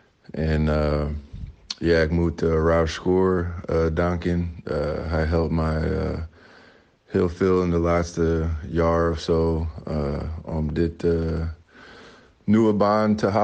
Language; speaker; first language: Dutch; non-native, learner; English